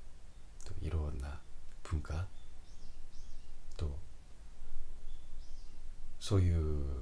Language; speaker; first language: Japanese; non-native, fluent; Korean